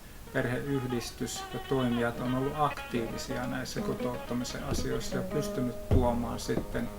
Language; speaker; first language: Finnish; native; Finnish